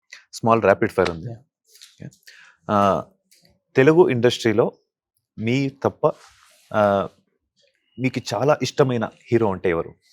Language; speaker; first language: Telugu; non-native, local second language; Kannada